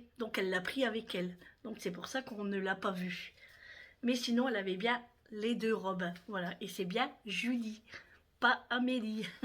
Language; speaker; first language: French; native; French